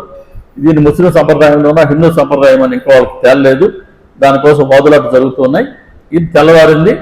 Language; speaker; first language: Telugu; native; Telugu